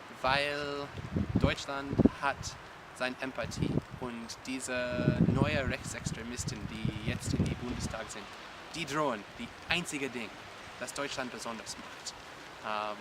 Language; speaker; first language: German; non-native, learner; English